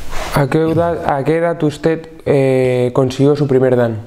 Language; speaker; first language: Spanish; non-native, fluent; Russian